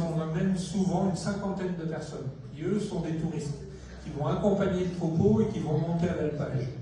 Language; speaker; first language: French; native; French